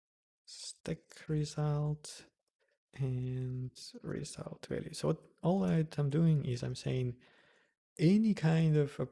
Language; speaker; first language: English; non-native, fluent; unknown